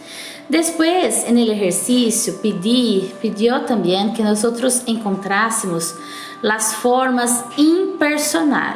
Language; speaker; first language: Spanish; non-native, fluent; Portuguese